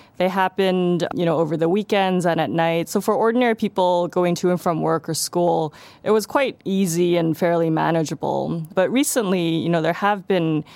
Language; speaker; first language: English; non-native, local second language; Cantonese